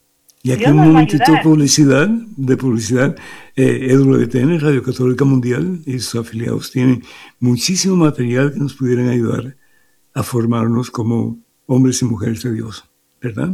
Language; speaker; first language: Spanish; native; Spanish